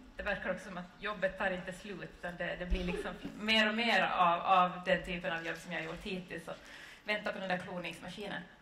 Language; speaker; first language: Swedish; native; Swedish